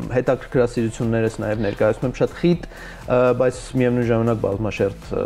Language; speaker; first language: Armenian; early bilingual, heritage; Armenian